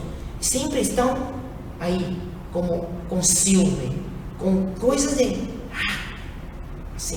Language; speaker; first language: Portuguese; non-native, fluent; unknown